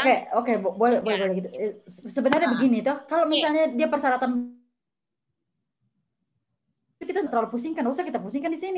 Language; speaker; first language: Indonesian; native; Indonesian